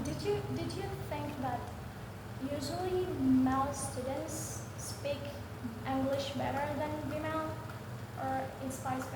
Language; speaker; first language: English; non-native, learner; Indonesian